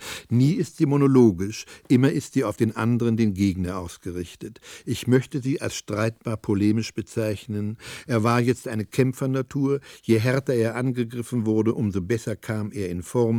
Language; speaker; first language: German; native; German